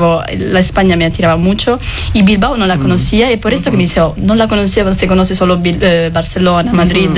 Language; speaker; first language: Spanish; non-native, fluent; Italian